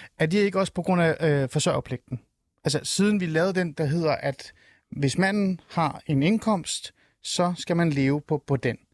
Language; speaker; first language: Danish; early bilingual, other home language; Somali